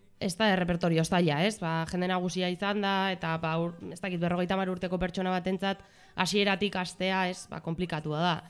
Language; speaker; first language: Basque; non-native, local second language; Spanish